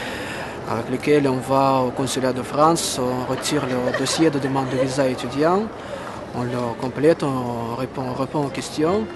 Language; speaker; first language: French; non-native, fluent; Russian